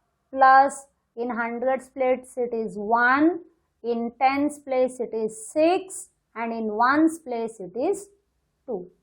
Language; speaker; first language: English; non-native, local second language; Hindi